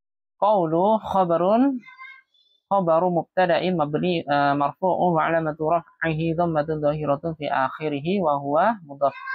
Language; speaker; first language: Arabic; non-native, fluent; Indonesian